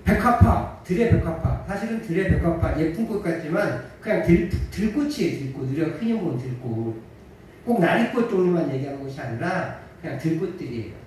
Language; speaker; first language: Korean; native; Korean